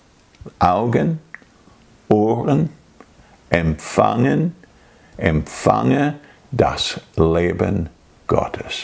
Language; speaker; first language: German; non-native, fluent; English